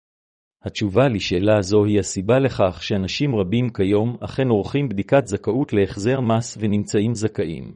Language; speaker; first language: Hebrew; native; Hebrew